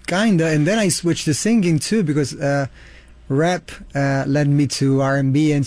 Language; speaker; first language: English; non-native, fluent; Italian